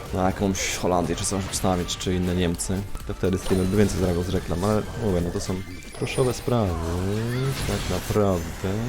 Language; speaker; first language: Polish; native; Polish